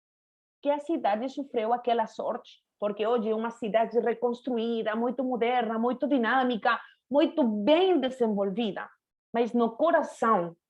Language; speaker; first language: Portuguese; non-native, fluent; Spanish